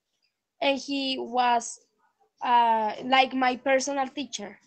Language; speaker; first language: English; non-native, learner; Spanish